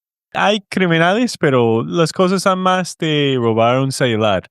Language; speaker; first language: Spanish; non-native, fluent; English